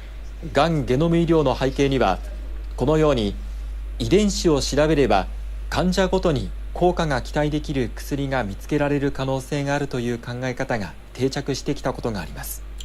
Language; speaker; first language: Japanese; native; Japanese